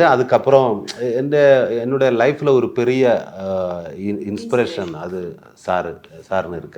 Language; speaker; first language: Tamil; non-native, learner; Malayalam